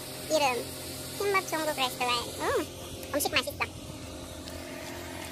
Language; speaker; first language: Korean; non-native, learner; Filipino